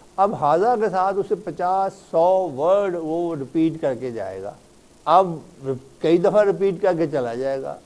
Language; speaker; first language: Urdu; native; Urdu